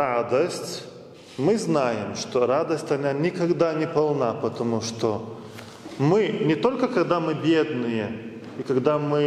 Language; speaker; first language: Russian; non-native, fluent; Lithuanian